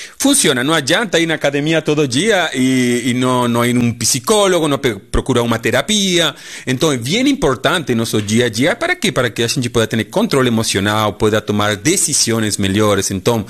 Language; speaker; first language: Portuguese; non-native, fluent; Spanish